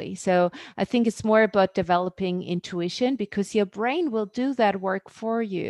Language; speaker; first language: English; non-native, fluent; German